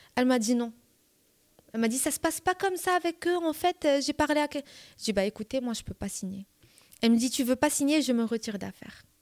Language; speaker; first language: French; non-native, local second language; Arabic